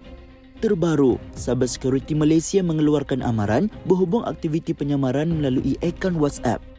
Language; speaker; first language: Malay; native; Malay